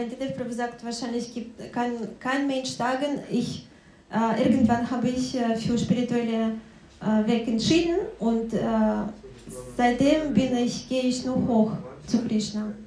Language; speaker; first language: German; non-native, fluent; Russian